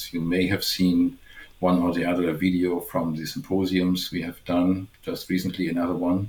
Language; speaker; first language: English; non-native, fluent; German